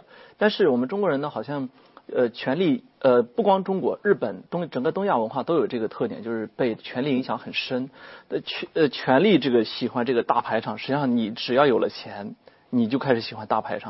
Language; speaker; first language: Chinese; native; Chinese